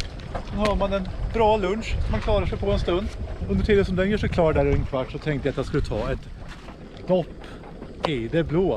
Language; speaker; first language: Swedish; native; Swedish